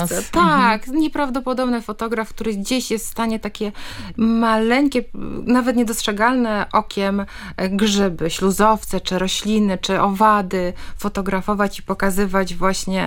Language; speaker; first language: Polish; native; Polish